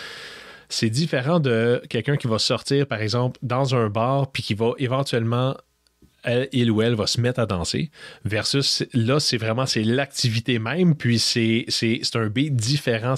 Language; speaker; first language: French; native; French